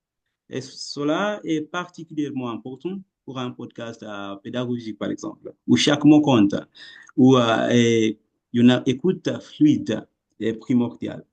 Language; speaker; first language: French; non-native, fluent; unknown